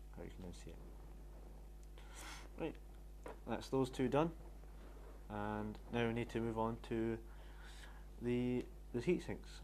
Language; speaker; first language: English; native; English